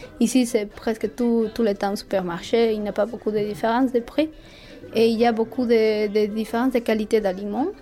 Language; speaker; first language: French; non-native, fluent; Spanish